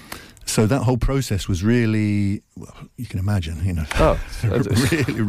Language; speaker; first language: English; native; English